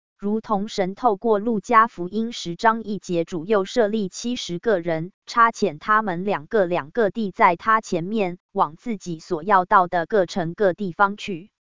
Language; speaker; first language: Chinese; native; Chinese